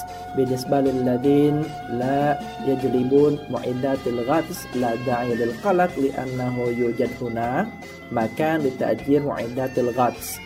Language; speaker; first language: Arabic; non-native, fluent; Indonesian